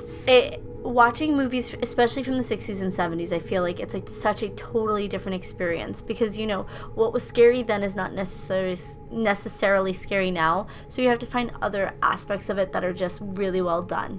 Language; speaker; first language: English; native; English